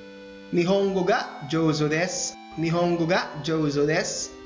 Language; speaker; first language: Japanese; non-native, fluent; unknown